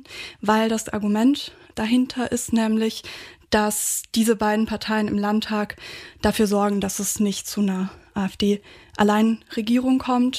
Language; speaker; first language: German; native; German